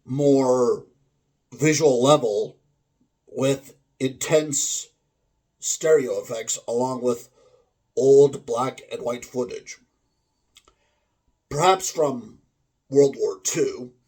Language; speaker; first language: English; native; English